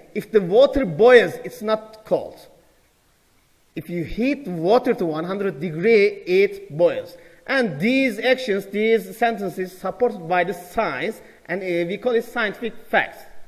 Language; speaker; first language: English; non-native, fluent; Turkish